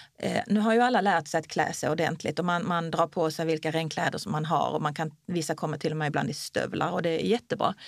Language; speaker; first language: Swedish; native; Swedish